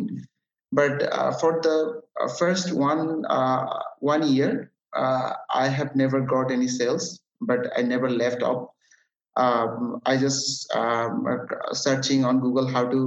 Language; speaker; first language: English; non-native, local second language; Bangla